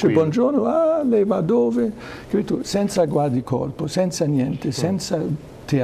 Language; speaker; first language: Italian; non-native, learner; German